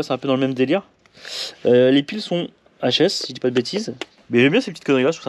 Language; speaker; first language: French; native; French